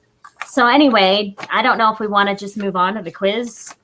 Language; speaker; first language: English; native; English